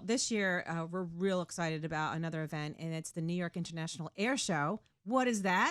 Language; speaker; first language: English; native; English